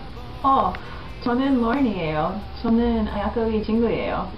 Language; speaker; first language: Korean; non-native, learner; English